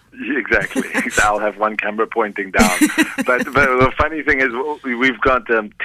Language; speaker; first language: English; native; English